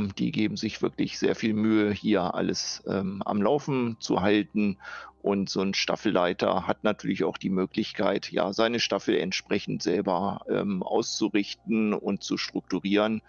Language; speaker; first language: German; native; German